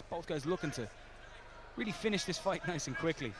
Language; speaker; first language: English; native; English